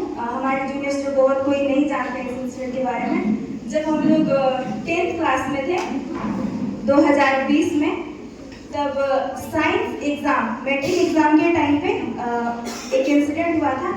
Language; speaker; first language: Hindi; non-native, local second language; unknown